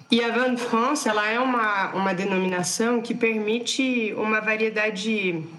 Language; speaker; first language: Portuguese; non-native, fluent; French